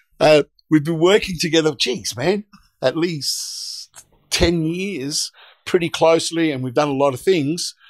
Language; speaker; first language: English; native; English